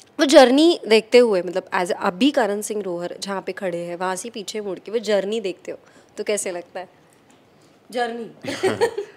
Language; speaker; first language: Hindi; non-native, local second language; Marathi